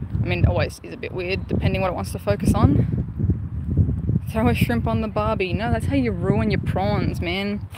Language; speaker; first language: English; native; English